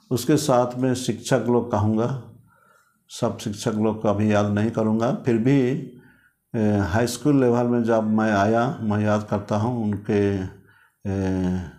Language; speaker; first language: Hindi; non-native, local second language; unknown